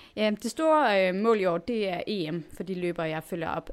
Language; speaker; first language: Danish; native; Danish